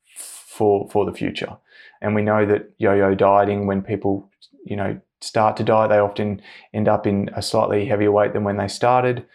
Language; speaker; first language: English; native; English